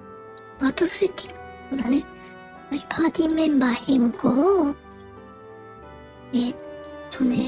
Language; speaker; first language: Japanese; native; Japanese